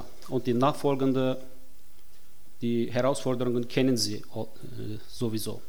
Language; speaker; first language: German; non-native, fluent; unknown